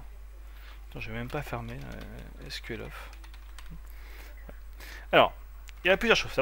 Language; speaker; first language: French; native; French